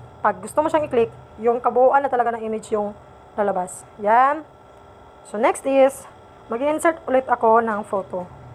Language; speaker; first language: Filipino; non-native, local second language; Cebuano